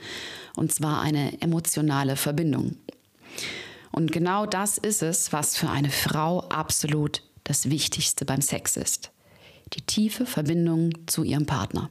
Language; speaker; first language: German; native; German